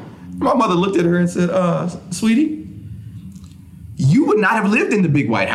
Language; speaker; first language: English; native; English